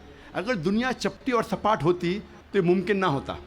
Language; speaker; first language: Urdu; native; Urdu